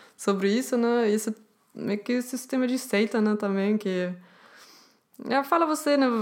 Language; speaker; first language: Portuguese; non-native, fluent; German